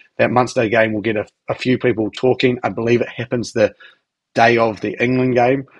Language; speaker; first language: English; native; English